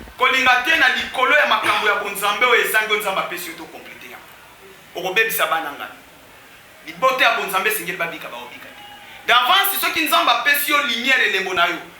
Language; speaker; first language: Lingala; non-native, local second language; Kongo